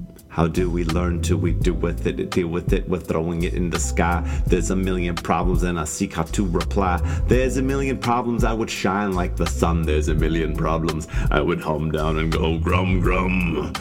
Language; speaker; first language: English; native; English